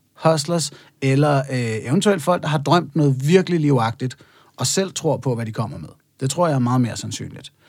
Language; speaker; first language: Danish; native; Danish